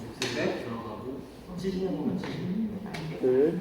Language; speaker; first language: Korean; native; Korean